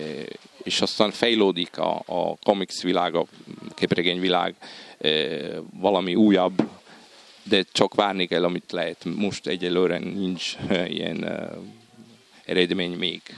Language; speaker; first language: Hungarian; non-native, fluent; Italian